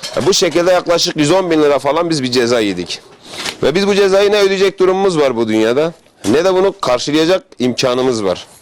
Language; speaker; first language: Turkish; native; Turkish